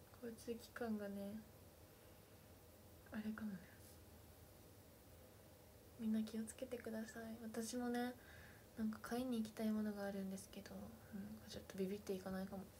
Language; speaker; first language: Japanese; native; Japanese